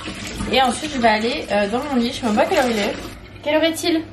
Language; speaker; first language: French; native; French